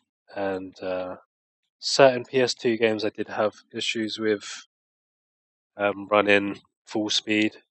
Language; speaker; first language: English; native; English